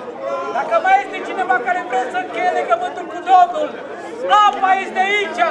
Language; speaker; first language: Romanian; native; Romanian